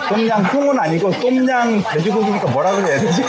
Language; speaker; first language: Korean; native; Korean